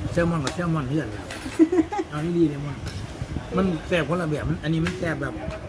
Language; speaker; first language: Thai; native; Thai